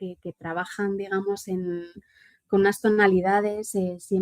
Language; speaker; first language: Spanish; native; Spanish